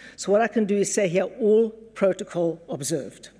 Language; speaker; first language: English; native; English